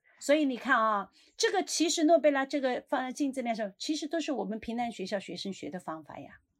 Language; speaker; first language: Chinese; native; Chinese